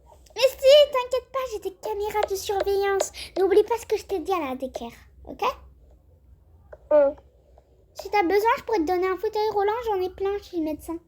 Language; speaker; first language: French; native; French